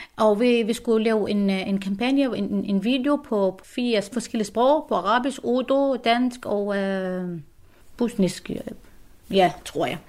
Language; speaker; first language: Danish; non-native, fluent; Arabic